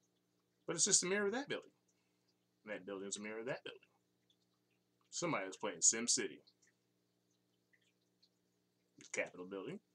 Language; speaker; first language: English; native; English